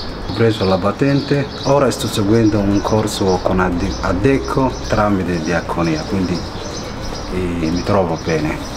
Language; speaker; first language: Italian; non-native, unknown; Somali